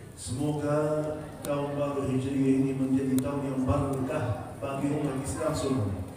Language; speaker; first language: Malay; non-native, fluent; Arabic